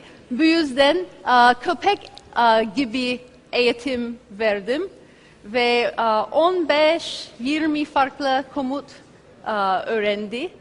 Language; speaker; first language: Turkish; non-native, learner; English